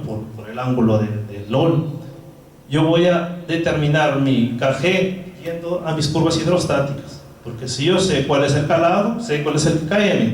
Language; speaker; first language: Spanish; non-native, fluent; Portuguese